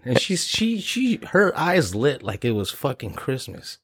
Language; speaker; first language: English; early bilingual, other home language; Spanish